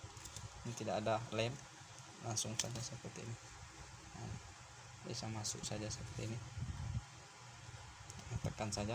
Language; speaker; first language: Indonesian; native; Indonesian